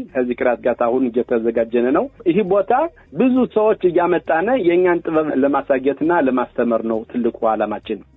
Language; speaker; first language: Amharic; native; Amharic